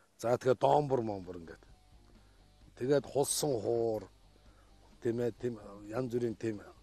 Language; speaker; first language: Mongolian; native; Mongolian